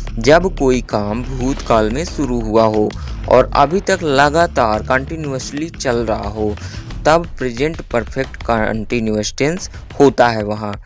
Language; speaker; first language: Hindi; native; Hindi